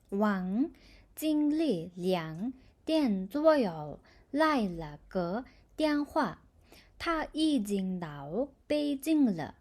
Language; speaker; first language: Chinese; non-native, fluent; Mongolian